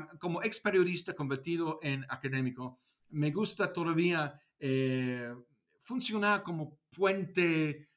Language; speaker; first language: Spanish; non-native, fluent; English